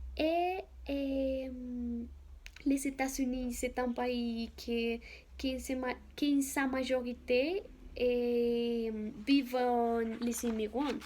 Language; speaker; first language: French; non-native, learner; Spanish